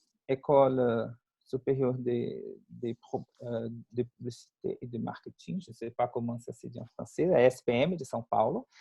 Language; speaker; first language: French; non-native, fluent; Portuguese